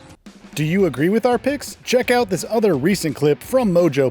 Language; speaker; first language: English; native; English